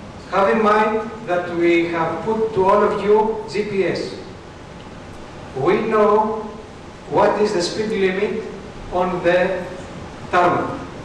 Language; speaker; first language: English; non-native, fluent; Greek